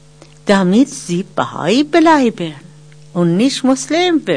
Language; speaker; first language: German; non-native, fluent; Persian